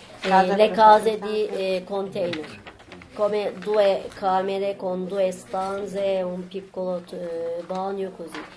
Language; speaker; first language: Italian; non-native, learner; Turkish